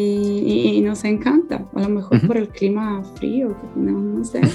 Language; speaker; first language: Spanish; non-native, fluent; Polish